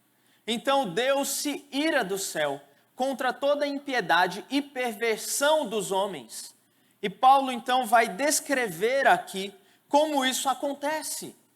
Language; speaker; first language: Portuguese; native; Portuguese